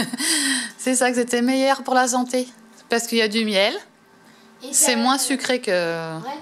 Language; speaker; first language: French; native; French